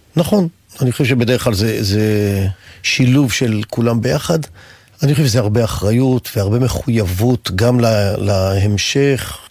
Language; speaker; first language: Hebrew; native; Hebrew